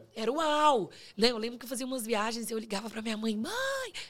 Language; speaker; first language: Portuguese; native; Portuguese